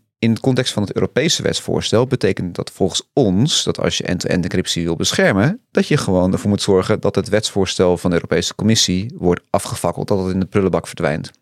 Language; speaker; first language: Dutch; native; Dutch